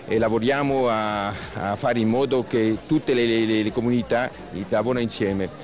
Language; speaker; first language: Italian; non-native, local second language; French